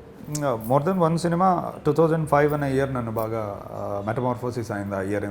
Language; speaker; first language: Telugu; native; Telugu